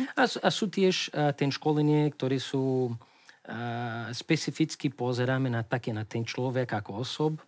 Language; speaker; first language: Slovak; non-native, learner; Portuguese